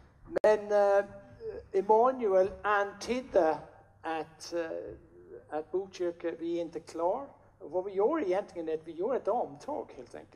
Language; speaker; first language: Swedish; non-native, fluent; English